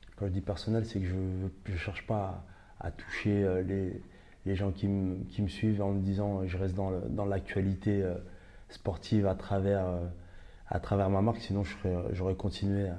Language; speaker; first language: French; native; French